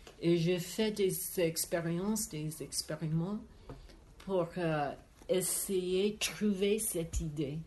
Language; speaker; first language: French; non-native, fluent; English